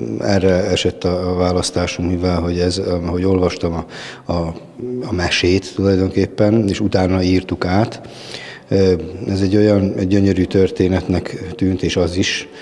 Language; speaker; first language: Hungarian; native; Hungarian